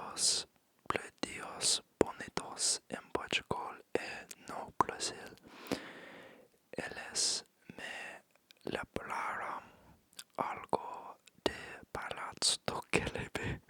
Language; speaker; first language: Portuguese; non-native, learner; English